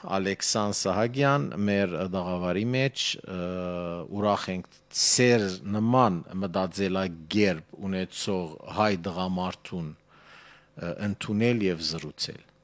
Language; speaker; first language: Armenian; early bilingual, heritage; Armenian